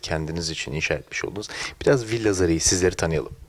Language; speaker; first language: Turkish; native; Turkish